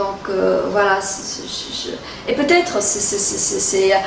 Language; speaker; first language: French; non-native, local second language; Arabic